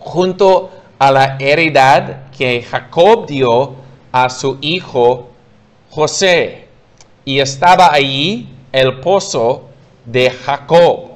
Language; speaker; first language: Spanish; non-native, fluent; English